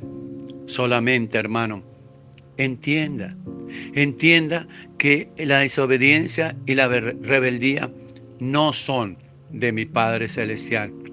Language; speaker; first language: Spanish; native; Spanish